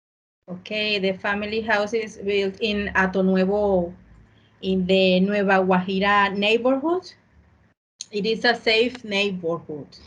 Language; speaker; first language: English; non-native, learner; Spanish